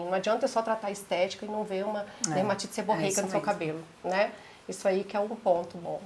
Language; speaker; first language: Portuguese; native; Portuguese